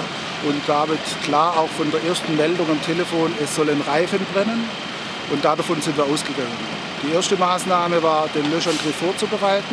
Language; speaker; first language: German; native; German